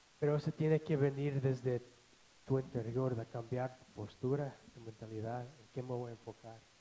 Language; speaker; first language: Spanish; non-native, fluent; English